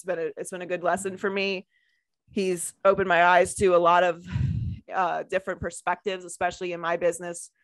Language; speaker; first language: English; native; English